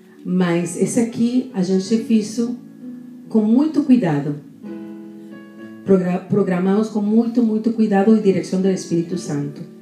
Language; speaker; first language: Portuguese; non-native, fluent; Spanish